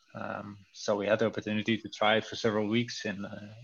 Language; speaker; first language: English; non-native, fluent; Dutch